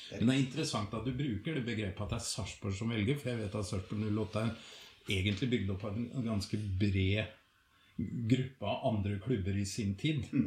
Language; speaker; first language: Norwegian; native; Norwegian